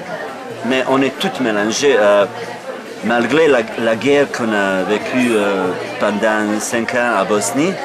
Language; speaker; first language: French; non-native, fluent; Bosnian